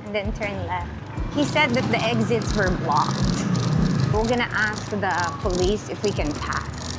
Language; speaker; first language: English; non-native, local second language; Filipino